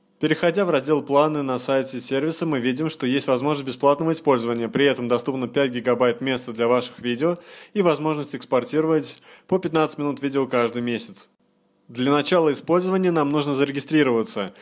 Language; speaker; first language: Russian; native; Russian